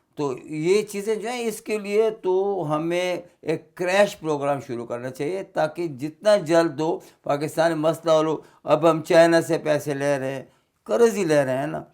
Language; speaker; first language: Urdu; non-native, local second language; Pashto